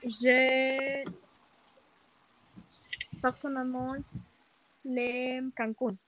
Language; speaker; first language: French; non-native, learner; Spanish